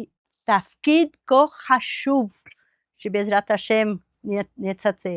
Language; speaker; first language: Hebrew; non-native, fluent; Portuguese